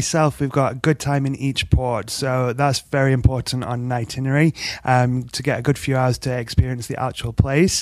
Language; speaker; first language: English; native; English